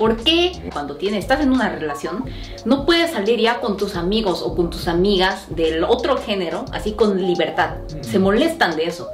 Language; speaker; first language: Spanish; non-native, fluent; Korean